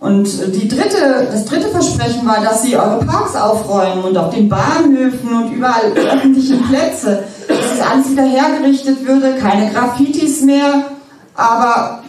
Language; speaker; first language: German; native; German